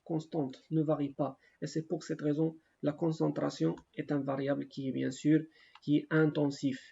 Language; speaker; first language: French; non-native, local second language; Arabic